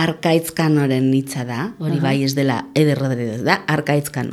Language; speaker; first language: Basque; non-native, local second language; Spanish